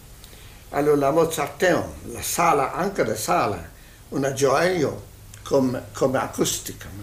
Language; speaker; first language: Italian; non-native, learner; Hungarian